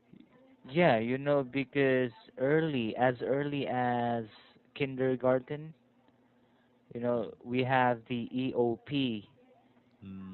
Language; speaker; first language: English; non-native, fluent; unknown